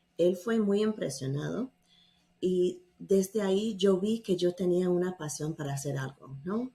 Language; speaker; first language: Spanish; non-native, fluent; English